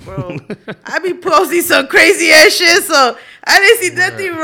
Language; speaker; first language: English; early bilingual, other home language; Spanish